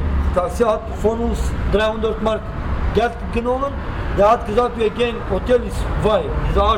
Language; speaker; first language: German; non-native, learner; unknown